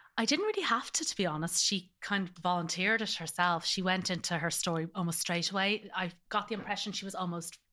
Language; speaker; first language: English; native; English